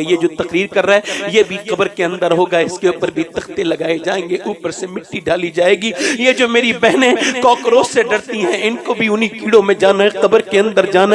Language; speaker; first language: Urdu; native; Urdu